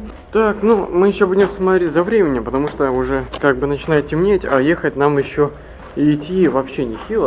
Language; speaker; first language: Russian; native; Russian